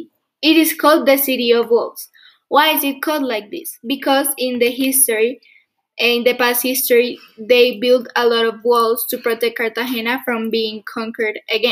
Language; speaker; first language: English; non-native, fluent; Spanish